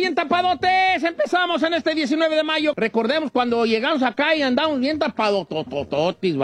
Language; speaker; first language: Spanish; native; Spanish